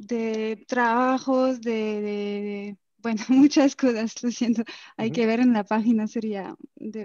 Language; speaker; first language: Spanish; non-native, fluent; French